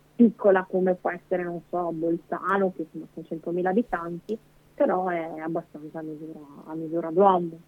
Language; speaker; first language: Italian; native; Italian